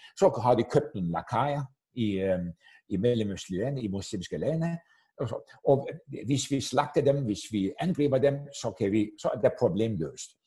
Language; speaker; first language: Danish; non-native, fluent; Turkish